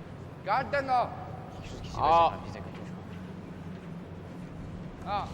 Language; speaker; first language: Swedish; native; Swedish